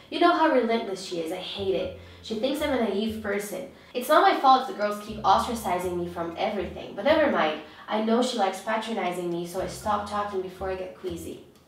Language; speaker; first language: English; non-native, fluent; Portuguese